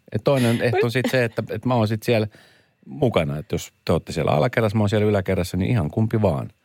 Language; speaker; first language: Finnish; native; Finnish